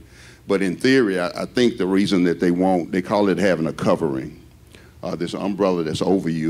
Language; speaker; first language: English; native; English